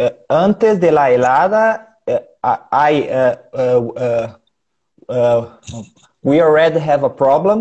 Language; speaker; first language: Spanish; non-native, learner; Portuguese